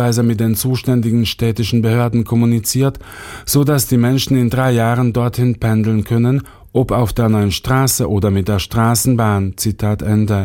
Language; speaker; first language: German; native; German